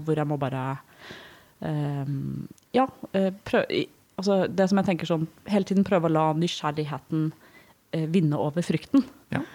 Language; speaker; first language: Norwegian; early bilingual, other home language; Danish